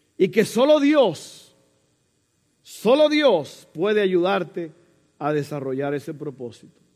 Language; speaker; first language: Spanish; early bilingual, heritage; Spanish